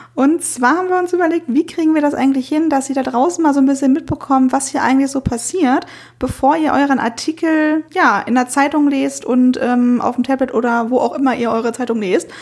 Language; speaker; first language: German; native; German